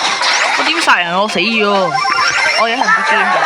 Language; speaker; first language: Chinese; early bilingual, heritage; Cantonese